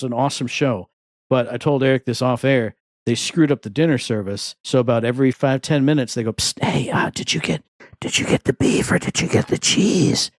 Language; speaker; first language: English; native; English